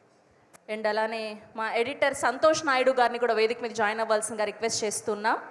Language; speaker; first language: Telugu; native; Telugu